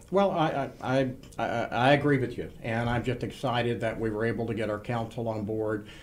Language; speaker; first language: English; native; English